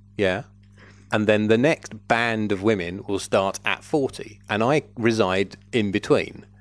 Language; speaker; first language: English; native; English